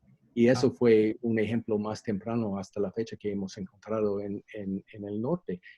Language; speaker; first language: Spanish; non-native, fluent; English